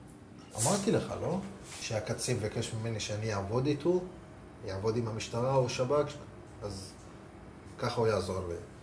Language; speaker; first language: Hebrew; non-native, local second language; Arabic